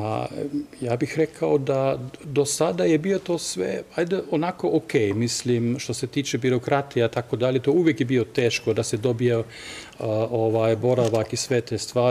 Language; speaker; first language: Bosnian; non-native, fluent; German